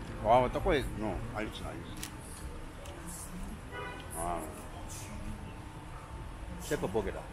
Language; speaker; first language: Russian; non-native, learner; Korean